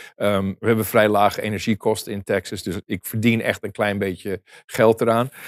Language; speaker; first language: Dutch; native; Dutch